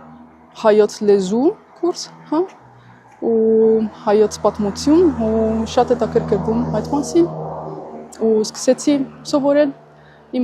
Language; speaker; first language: Armenian; non-native, learner; Italian